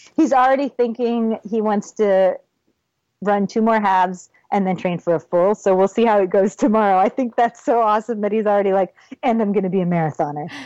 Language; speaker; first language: English; native; English